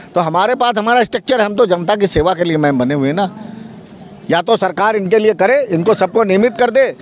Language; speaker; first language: Hindi; native; Hindi